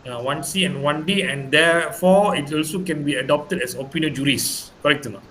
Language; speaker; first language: English; non-native, local second language; Malay